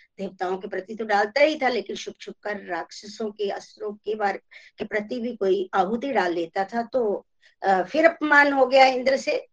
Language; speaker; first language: Hindi; native; Hindi